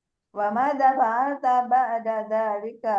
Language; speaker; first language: Arabic; non-native, learner; Indonesian